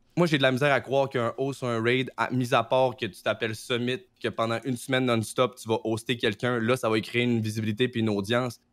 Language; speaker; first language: French; native; French